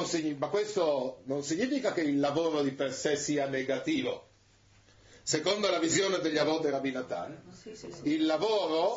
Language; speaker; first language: Italian; native; Italian